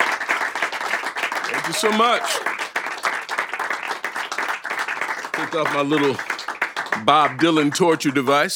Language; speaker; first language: English; native; English